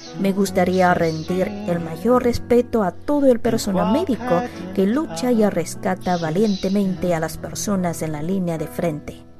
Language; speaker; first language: Spanish; non-native, fluent; Chinese